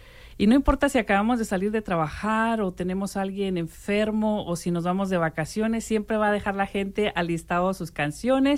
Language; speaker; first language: Spanish; native; Spanish